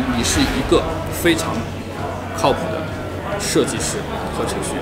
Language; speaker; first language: Chinese; native; Chinese